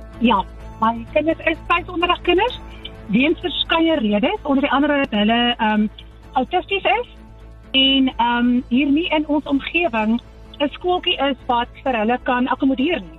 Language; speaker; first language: Afrikaans; native; Afrikaans